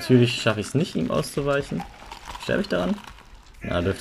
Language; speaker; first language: German; native; German